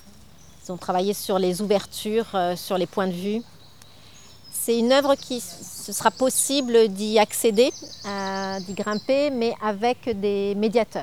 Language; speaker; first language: French; native; French